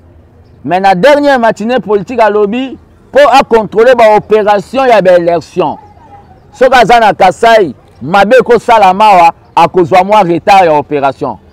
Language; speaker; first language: French; non-native, local second language; Lingala